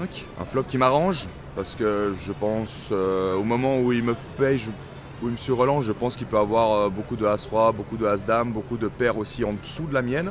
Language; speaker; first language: French; native; French